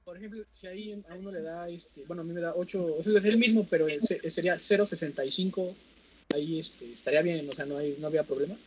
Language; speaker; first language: Spanish; native; Spanish